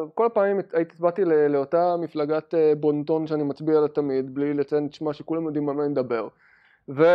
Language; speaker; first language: Hebrew; native; Hebrew